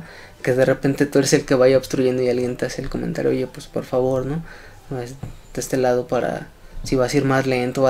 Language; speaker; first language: Spanish; native; Spanish